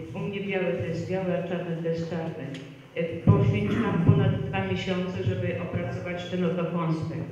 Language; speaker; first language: Polish; native; Polish